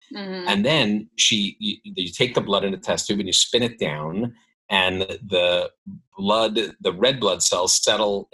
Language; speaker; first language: English; native; English